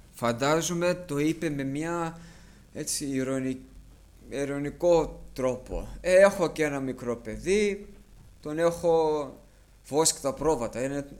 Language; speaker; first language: Greek; early bilingual, heritage; Greek